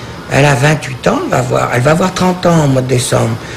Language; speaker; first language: French; native; French